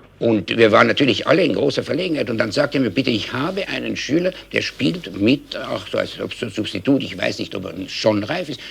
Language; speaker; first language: German; native; German